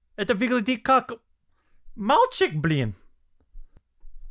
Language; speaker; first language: Russian; non-native, fluent; English